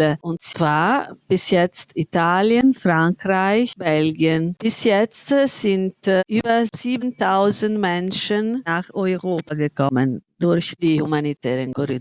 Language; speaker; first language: German; non-native, fluent; Italian